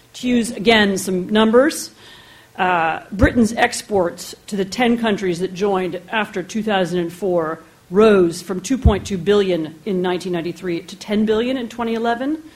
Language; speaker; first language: English; native; English